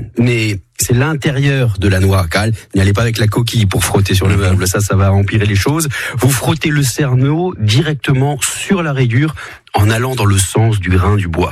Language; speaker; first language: French; native; French